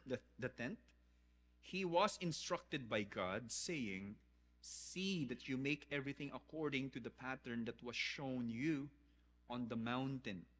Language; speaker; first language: English; non-native, local second language; Filipino